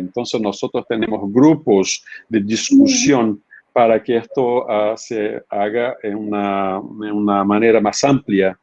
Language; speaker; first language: Spanish; non-native, fluent; Portuguese